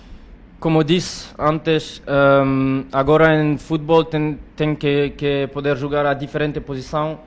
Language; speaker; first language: Portuguese; non-native, learner; French